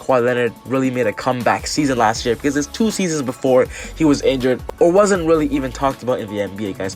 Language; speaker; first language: English; native; English